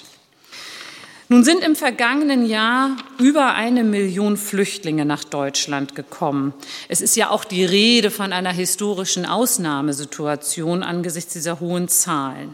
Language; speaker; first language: German; early bilingual, other home language; Turkish